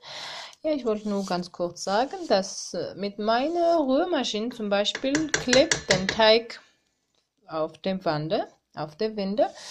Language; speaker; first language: German; non-native, learner; Armenian